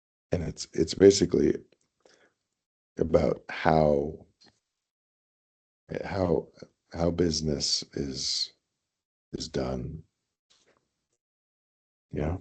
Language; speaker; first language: English; non-native, fluent; Thai